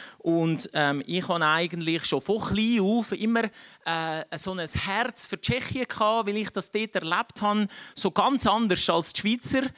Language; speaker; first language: German; early bilingual, other home language; Czech